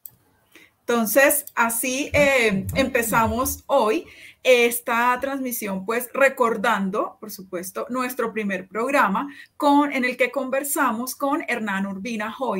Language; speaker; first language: Spanish; native; Spanish